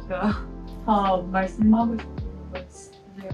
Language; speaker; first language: Korean; non-native, learner; Dutch